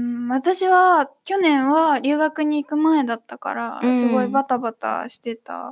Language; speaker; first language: Japanese; native; Japanese